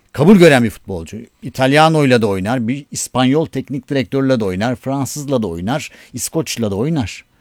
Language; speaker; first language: Turkish; native; Turkish